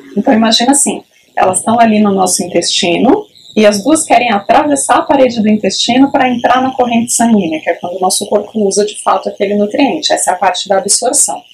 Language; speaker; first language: Portuguese; native; Portuguese